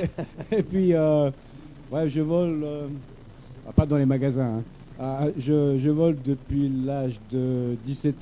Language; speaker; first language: French; native; French